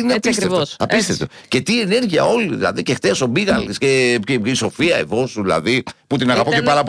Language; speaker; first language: Greek; native; Greek